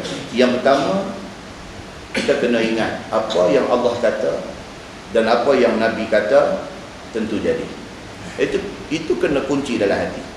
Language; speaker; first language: Malay; native; Malay